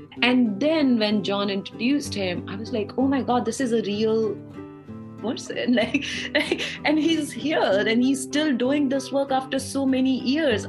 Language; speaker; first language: English; non-native, local second language; Hindi